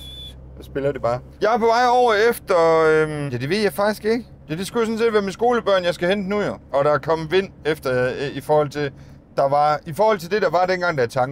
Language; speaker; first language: Danish; native; Danish